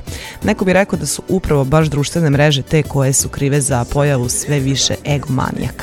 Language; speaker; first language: Serbian; native; Serbian